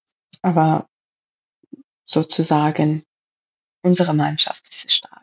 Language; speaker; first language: German; non-native, learner; Persian